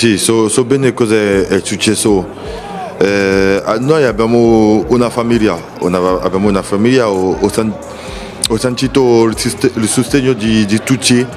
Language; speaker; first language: Italian; non-native, fluent; French